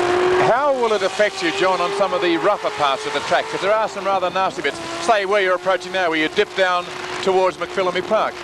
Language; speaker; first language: English; native; English